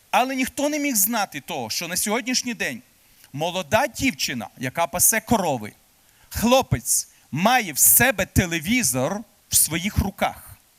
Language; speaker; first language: Ukrainian; native; Ukrainian